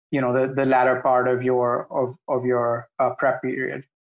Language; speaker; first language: English; non-native, local second language; Hindi